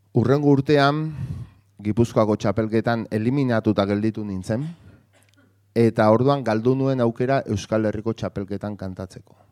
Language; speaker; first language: Basque; non-native, local second language; Spanish